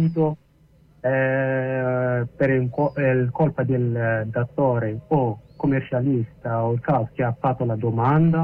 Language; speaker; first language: Italian; non-native, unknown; Arabic